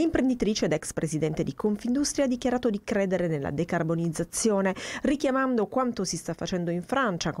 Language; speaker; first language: Italian; native; Italian